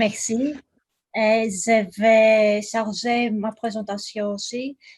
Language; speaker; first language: French; non-native, fluent; Greek